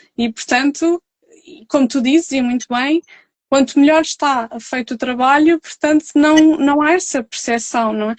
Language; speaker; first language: Portuguese; native; Portuguese